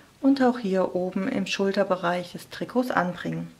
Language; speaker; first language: German; native; German